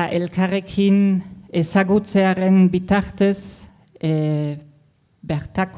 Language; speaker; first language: Basque; non-native, fluent; German